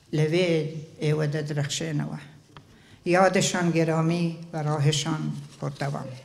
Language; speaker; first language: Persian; non-native, local second language; Central Kurdish